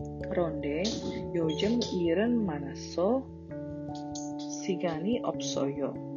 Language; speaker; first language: Korean; non-native, learner; Indonesian